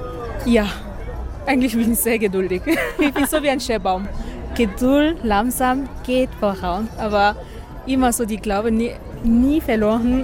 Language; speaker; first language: German; non-native, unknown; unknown